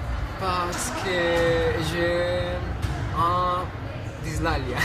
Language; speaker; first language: French; non-native, learner; Spanish